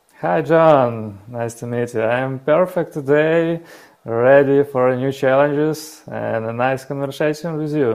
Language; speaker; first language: English; non-native, learner; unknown